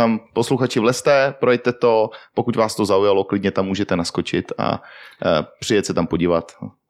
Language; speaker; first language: Czech; native; Czech